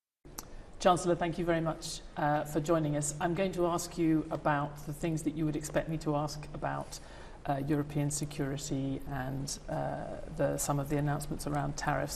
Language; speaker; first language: English; native; English